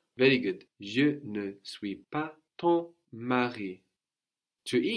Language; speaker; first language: French; non-native, fluent; English